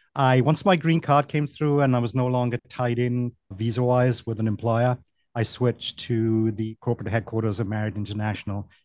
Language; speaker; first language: English; native; English